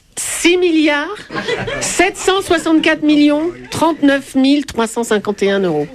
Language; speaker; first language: French; native; French